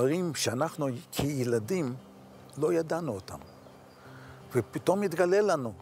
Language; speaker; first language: Hebrew; non-native, fluent; Yiddish